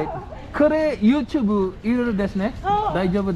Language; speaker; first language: Japanese; non-native, learner; Filipino